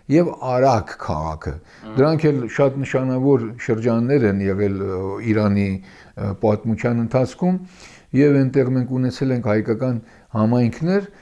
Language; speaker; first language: Armenian; early bilingual, heritage; Armenian